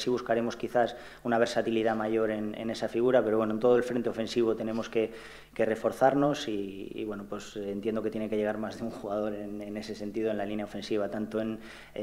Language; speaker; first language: Spanish; native; Spanish